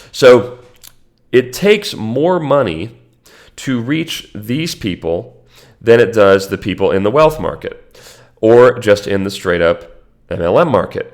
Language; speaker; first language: English; native; English